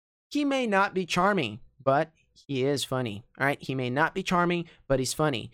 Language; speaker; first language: English; non-native, fluent; Portuguese